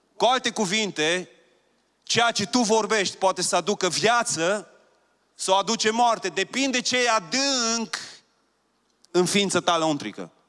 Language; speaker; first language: Romanian; native; Romanian